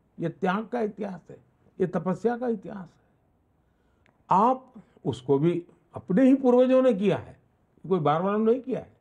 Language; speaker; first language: Hindi; non-native, local second language; Gujarati